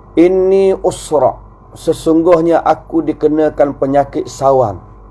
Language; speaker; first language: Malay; native; Malay